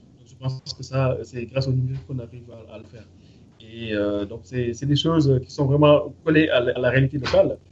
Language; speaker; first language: French; non-native, local second language; Fula